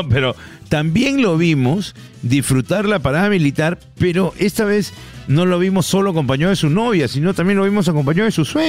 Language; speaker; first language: Spanish; native; Spanish